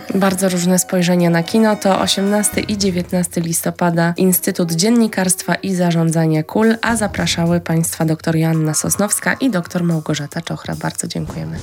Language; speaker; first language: Polish; native; Polish